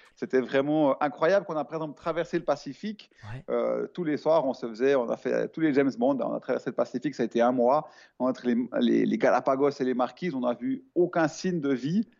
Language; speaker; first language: French; native; French